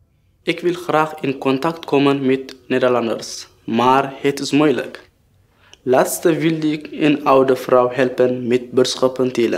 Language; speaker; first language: Dutch; non-native, learner; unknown